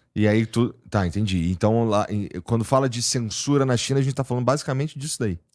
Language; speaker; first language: Portuguese; native; Portuguese